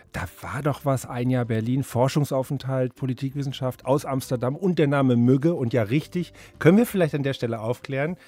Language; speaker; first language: German; native; German